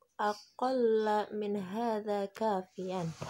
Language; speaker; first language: Arabic; non-native, learner; Indonesian